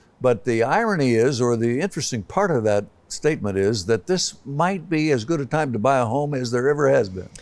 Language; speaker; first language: English; native; English